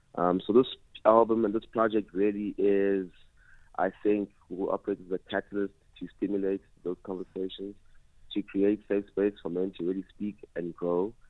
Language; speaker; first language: English; non-native, local second language; Xhosa